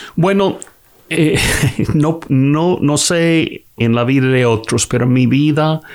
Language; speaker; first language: Spanish; non-native, fluent; English